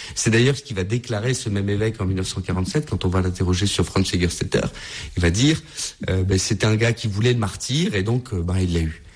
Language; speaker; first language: French; native; French